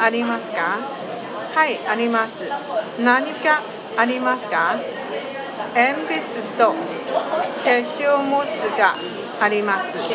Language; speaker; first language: Japanese; non-native, learner; Chinese